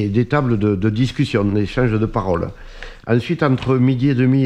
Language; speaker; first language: French; native; French